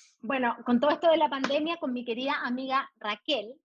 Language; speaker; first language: Spanish; early bilingual, heritage; Spanish